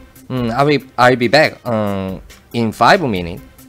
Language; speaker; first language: English; non-native, learner; Korean